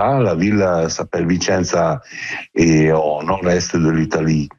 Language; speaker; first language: French; non-native, learner; Italian